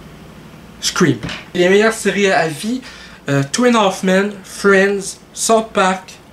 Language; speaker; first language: French; native; French